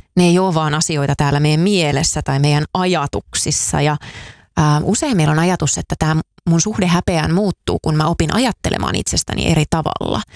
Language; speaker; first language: Finnish; native; Finnish